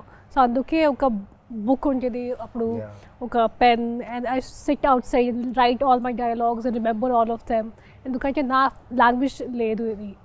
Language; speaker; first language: Telugu; non-native, fluent; Hindi